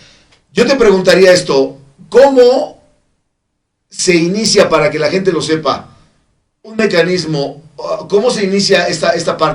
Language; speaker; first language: Spanish; native; Spanish